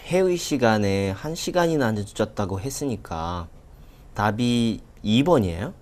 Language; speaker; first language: Korean; non-native, learner; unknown